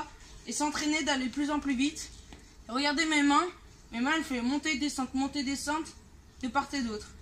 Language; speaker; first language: French; native; French